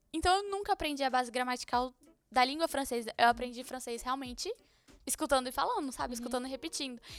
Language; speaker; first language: Portuguese; early bilingual, heritage; Portuguese